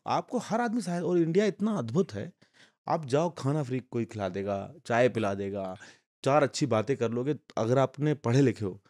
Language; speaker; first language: Hindi; native; Hindi